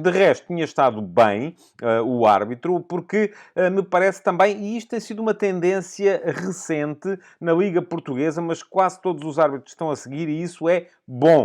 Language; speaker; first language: Portuguese; native; Portuguese